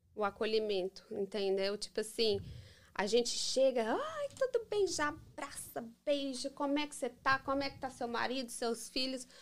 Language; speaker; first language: Portuguese; early bilingual, heritage; English